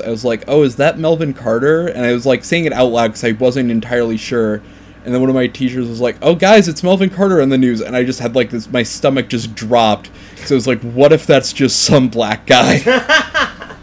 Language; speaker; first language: English; native; English